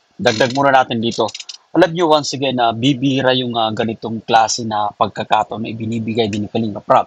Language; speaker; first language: Filipino; native; Filipino